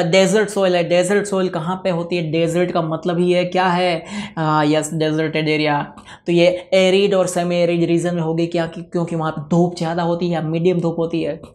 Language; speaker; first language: Hindi; non-native, local second language; Gujarati